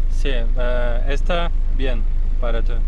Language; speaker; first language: Spanish; non-native, learner; Russian